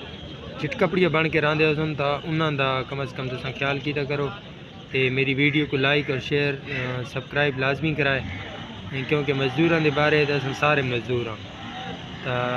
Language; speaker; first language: Hindi; non-native, local second language; Saraiki